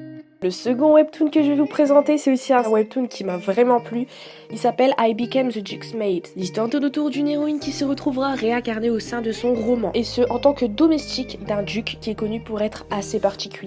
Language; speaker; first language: French; native; French